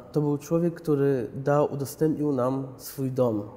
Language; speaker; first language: Polish; early bilingual, other home language; Chechen